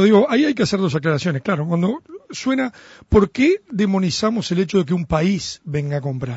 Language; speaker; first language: Spanish; native; Spanish